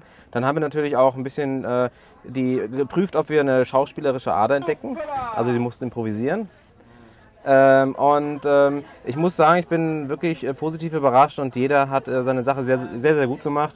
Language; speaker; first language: German; native; German